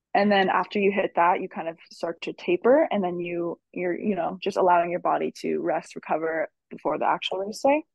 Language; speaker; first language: English; native; English